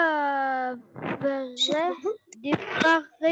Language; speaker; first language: French; non-native, learner; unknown